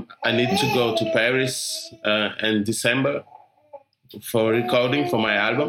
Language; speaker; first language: English; non-native, learner; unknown